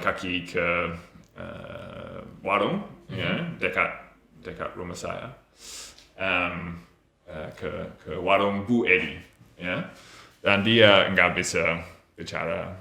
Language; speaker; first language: Indonesian; non-native, learner; English